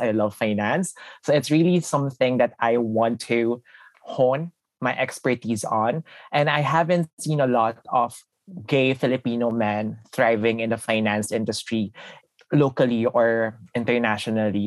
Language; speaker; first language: English; non-native, local second language; Filipino